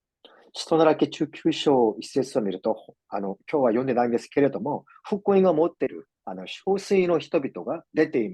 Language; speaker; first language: Japanese; non-native, fluent; Korean